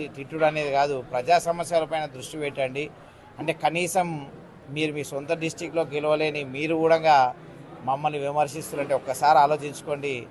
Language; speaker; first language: Telugu; native; Telugu